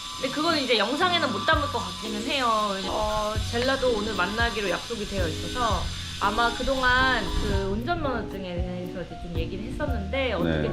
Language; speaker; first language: Korean; native; Korean